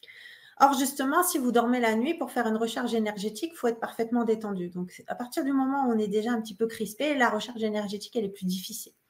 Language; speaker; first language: French; native; French